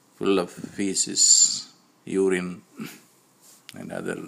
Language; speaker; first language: English; non-native, local second language; Tamil